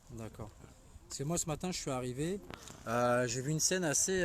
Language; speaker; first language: French; native; French